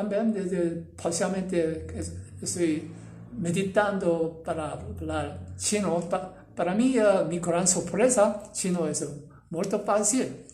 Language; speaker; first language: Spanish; non-native, learner; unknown